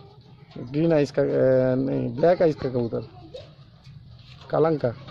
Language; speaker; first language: Hindi; non-native, local second language; Bangla